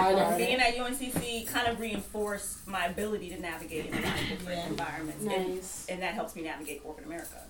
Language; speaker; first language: English; native; English